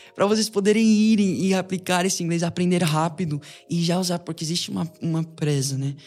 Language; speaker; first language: Portuguese; non-native, fluent; English